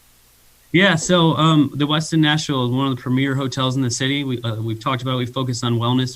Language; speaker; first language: English; native; English